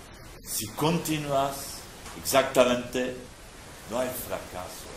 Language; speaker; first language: Spanish; non-native, fluent; French